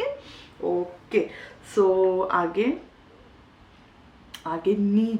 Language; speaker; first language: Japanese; non-native, fluent; Hindi